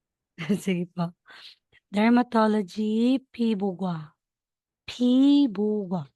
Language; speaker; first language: Korean; non-native, learner; Filipino